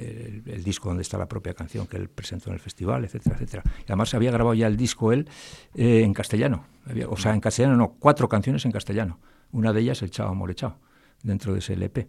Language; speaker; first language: Spanish; native; Spanish